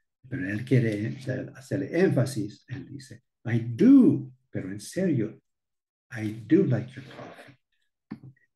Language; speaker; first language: Spanish; early bilingual, heritage; Spanish